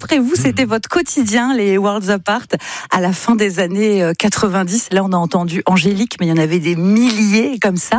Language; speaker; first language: French; native; French